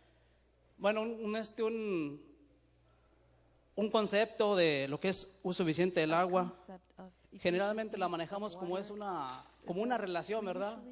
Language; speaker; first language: Spanish; native; Spanish